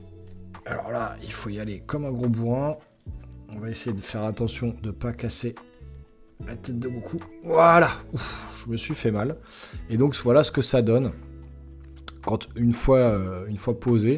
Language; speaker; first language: French; native; French